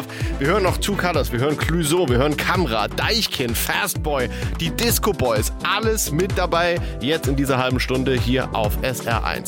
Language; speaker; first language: German; native; German